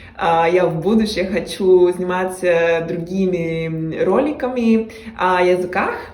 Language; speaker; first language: Russian; non-native, fluent; Spanish